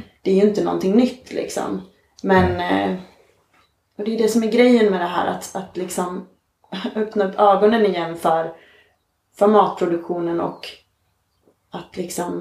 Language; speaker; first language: Swedish; native; Swedish